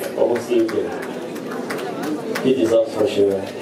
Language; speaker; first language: French; non-native, local second language; Kinyarwanda